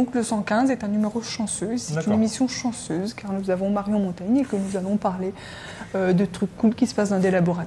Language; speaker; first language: French; native; French